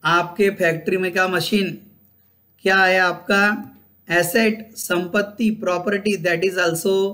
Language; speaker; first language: Hindi; non-native, local second language; Marathi